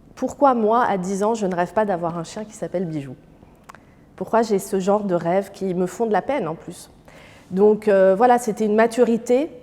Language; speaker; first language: French; early bilingual, other home language; Arabic